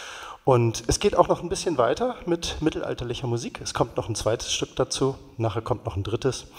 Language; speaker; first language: German; native; German